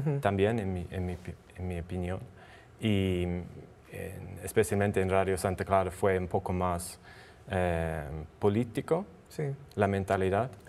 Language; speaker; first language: Spanish; non-native, learner; English